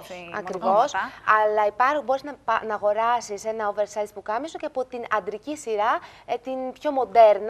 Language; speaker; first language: Greek; native; Greek